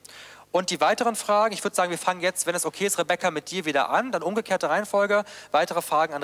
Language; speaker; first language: German; native; German